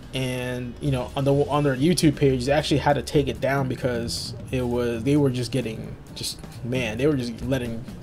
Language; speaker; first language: English; native; English